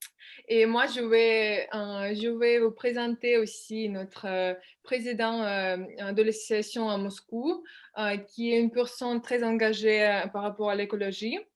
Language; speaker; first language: French; non-native, fluent; Russian